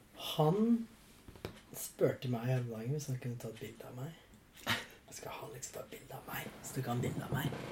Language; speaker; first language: Norwegian; non-native, fluent; English